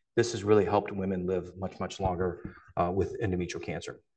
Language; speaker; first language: English; native; English